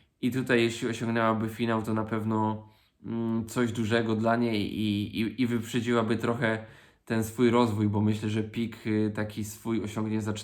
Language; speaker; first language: Polish; native; Polish